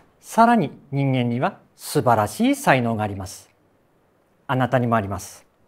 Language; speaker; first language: Japanese; native; Japanese